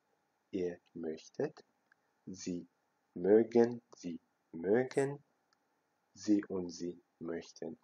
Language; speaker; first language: German; non-native, fluent; Amharic